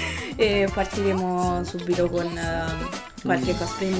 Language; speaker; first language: Italian; native; Italian